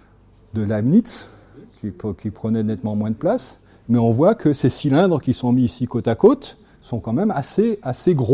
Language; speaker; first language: French; native; French